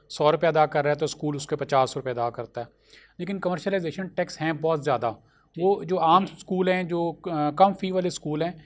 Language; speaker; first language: Urdu; non-native, local second language; Punjabi